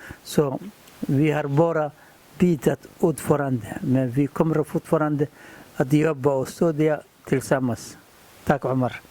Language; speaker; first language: Swedish; non-native, fluent; Somali